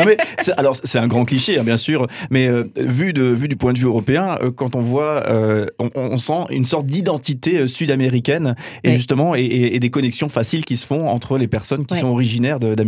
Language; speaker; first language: French; native; French